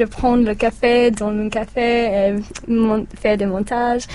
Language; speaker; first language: French; non-native, learner; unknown